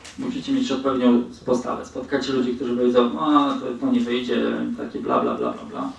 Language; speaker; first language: Polish; native; Polish